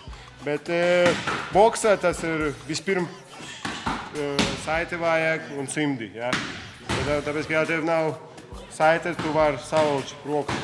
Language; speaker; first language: Latvian; non-native, learner; Russian